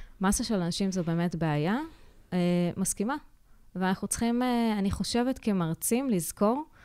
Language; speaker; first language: Hebrew; native; Hebrew